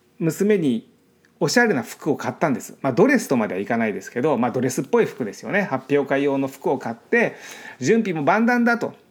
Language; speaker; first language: Japanese; native; Japanese